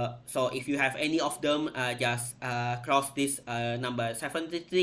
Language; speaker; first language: English; non-native, fluent; Indonesian